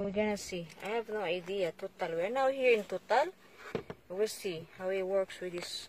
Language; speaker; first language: English; non-native, local second language; Cebuano